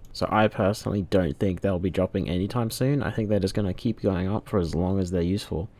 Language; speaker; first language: English; native; English